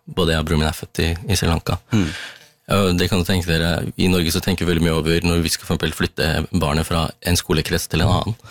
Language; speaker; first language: Norwegian; early bilingual, other home language; Tamil